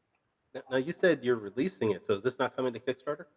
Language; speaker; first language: English; native; English